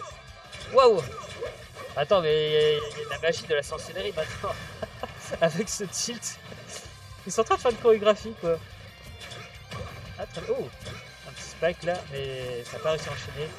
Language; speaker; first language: French; native; French